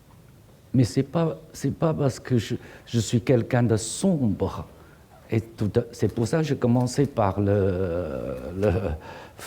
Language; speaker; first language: French; non-native, fluent; Chinese